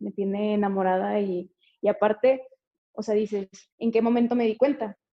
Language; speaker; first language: Spanish; native; Spanish